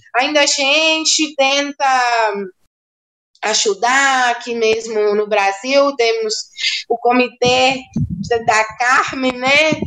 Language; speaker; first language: Portuguese; non-native, fluent; Spanish